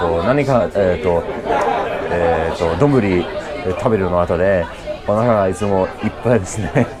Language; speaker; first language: Japanese; non-native, learner; English